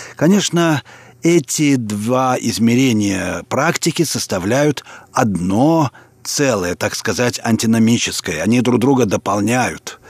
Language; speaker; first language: Russian; native; Russian